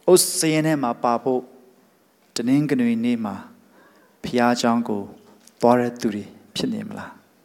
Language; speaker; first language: Burmese; non-native, local second language; Hakha Chin